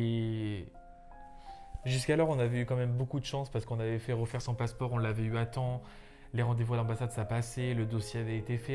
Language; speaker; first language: French; native; French